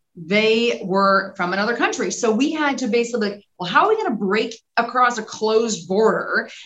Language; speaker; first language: English; native; English